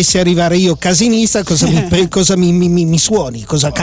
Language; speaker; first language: Italian; native; Italian